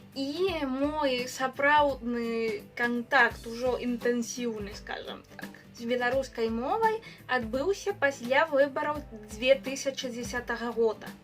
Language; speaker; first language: Belarusian; non-native, fluent; Spanish